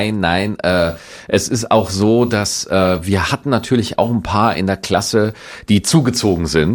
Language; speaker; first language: German; native; German